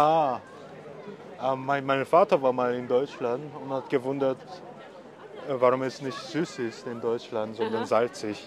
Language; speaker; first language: German; non-native, fluent; Korean